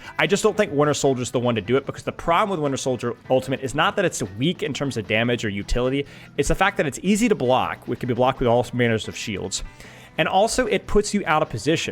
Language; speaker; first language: English; native; English